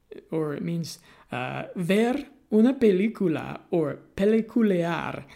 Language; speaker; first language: Spanish; non-native, learner; English